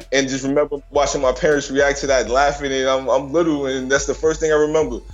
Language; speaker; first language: English; native; English